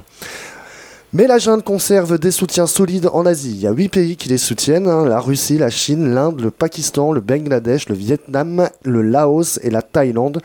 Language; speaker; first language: French; native; French